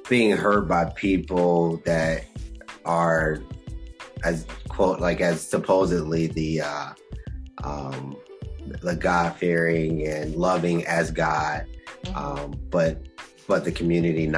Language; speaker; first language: English; native; English